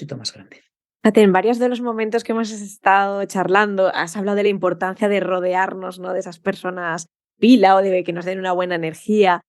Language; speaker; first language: Spanish; native; Spanish